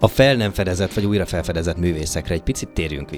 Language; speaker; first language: Hungarian; native; Hungarian